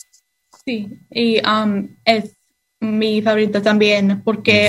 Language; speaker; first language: Spanish; non-native, learner; English